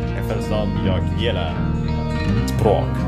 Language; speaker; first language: Swedish; non-native, learner; Indonesian